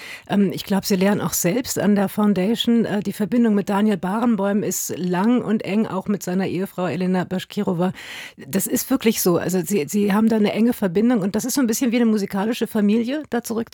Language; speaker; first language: German; native; German